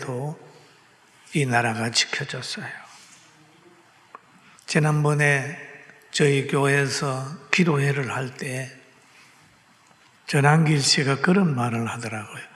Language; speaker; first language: Korean; native; Korean